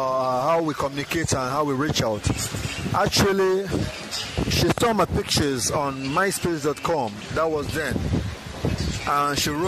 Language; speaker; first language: English; non-native, local second language; Igbo